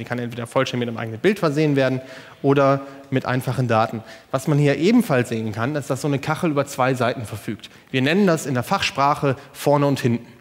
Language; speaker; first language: German; native; German